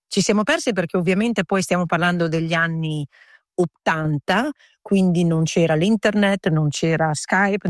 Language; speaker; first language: Italian; early bilingual, heritage; Italian